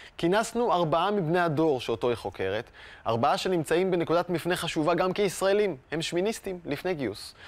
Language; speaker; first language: Hebrew; native; Hebrew